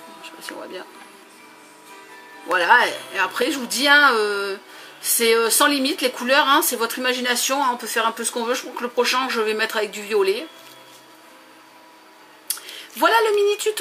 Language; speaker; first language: French; native; French